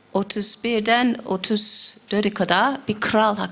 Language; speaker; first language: Turkish; non-native, fluent; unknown